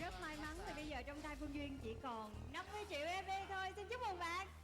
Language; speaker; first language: Vietnamese; native; Vietnamese